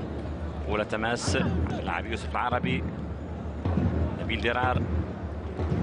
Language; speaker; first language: Arabic; native; Arabic